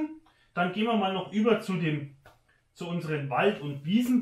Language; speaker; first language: German; native; German